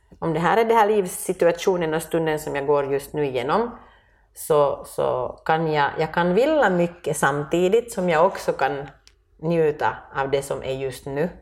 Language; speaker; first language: Swedish; native; Swedish